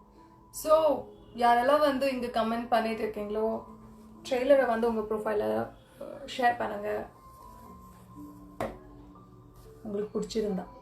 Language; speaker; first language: Tamil; non-native, local second language; Kannada